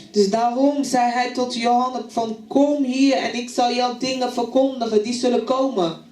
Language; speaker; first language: Dutch; non-native, fluent; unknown